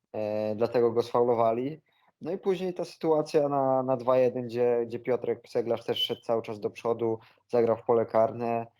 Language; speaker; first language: Polish; native; Polish